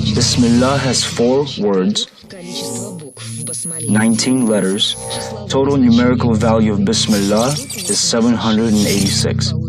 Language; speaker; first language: English; non-native, fluent; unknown